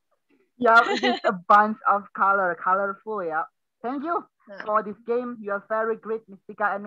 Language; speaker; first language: English; non-native, learner; Indonesian